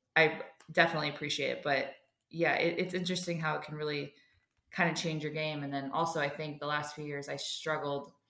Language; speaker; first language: English; native; English